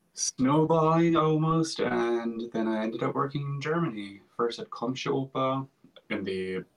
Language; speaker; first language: English; non-native, fluent; Finnish